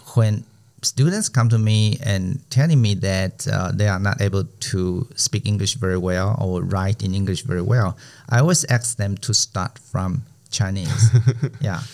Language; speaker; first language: English; non-native, fluent; Chinese